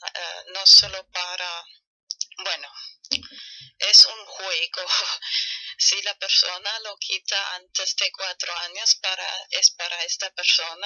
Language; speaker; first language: Spanish; non-native, fluent; German